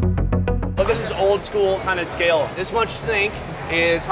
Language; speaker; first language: English; native; English